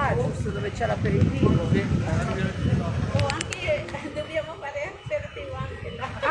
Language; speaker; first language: Italian; non-native, learner; Filipino